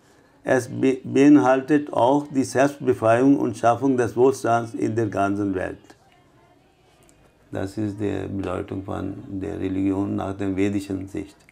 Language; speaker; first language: German; non-native, fluent; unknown